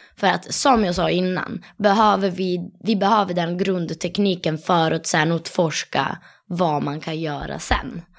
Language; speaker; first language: Swedish; non-native, fluent; Italian